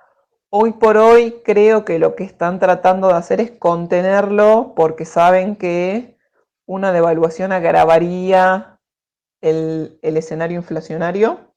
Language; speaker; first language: Spanish; native; Spanish